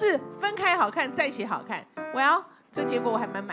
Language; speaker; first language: Chinese; native; Chinese